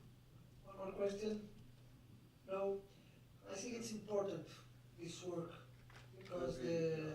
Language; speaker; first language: English; non-native, fluent; Portuguese